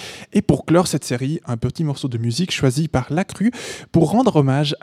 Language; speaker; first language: French; native; French